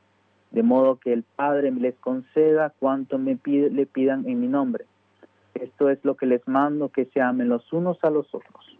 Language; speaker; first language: Spanish; native; Spanish